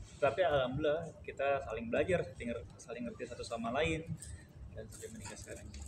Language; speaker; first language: Indonesian; native; Indonesian